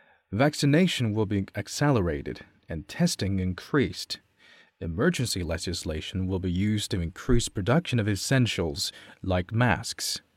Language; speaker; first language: English; non-native, fluent; Chinese